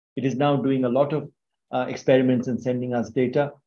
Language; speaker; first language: English; non-native, local second language; Bangla